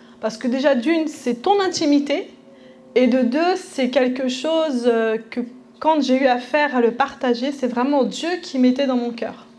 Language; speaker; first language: French; early bilingual, other home language; Spanish